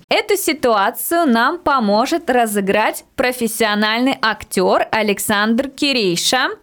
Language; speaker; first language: Russian; native; Russian